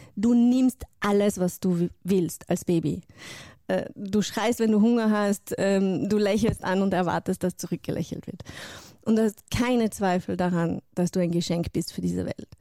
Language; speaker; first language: German; non-native, fluent; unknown